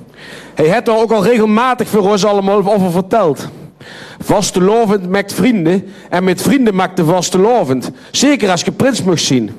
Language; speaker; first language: Dutch; native; Dutch